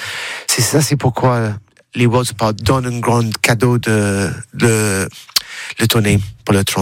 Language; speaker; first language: French; non-native, learner; English